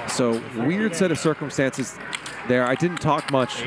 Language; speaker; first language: English; native; English